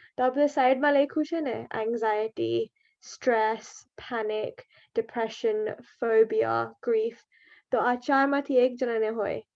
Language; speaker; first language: Gujarati; early bilingual, heritage; Gujarati